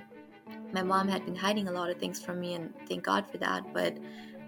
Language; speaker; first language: English; non-native, local second language; Nepali